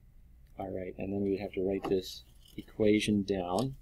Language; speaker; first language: English; native; English